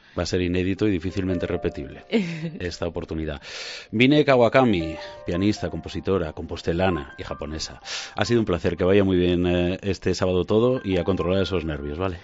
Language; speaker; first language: Spanish; native; Spanish